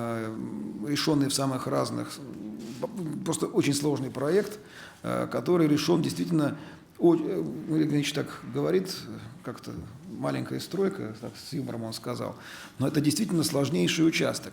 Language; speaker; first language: Russian; native; Russian